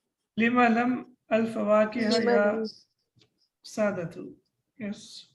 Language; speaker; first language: Arabic; non-native, fluent; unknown